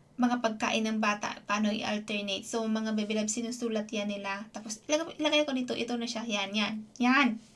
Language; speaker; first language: Filipino; non-native, local second language; Cebuano